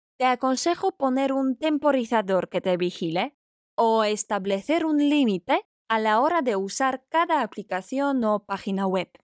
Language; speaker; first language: Spanish; non-native, fluent; Polish